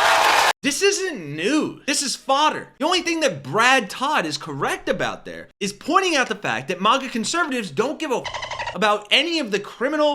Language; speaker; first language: English; native; English